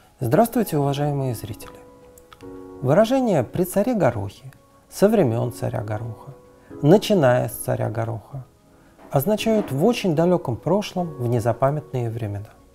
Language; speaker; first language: Russian; native; Russian